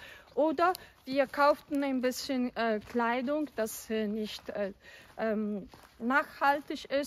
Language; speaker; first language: German; non-native, fluent; Polish